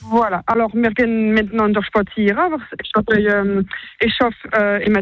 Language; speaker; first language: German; non-native, local second language; French